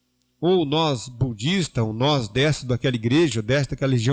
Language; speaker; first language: Portuguese; native; Portuguese